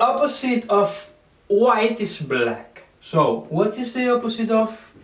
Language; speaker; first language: English; non-native, learner; Spanish